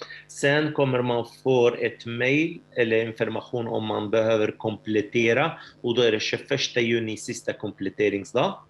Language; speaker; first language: Swedish; non-native, fluent; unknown